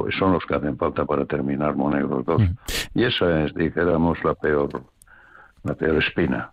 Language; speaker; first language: Spanish; native; Spanish